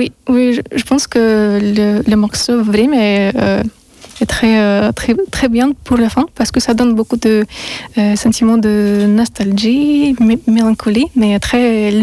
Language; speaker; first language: French; non-native, learner; Russian